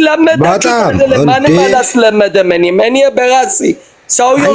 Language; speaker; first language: Amharic; non-native, fluent; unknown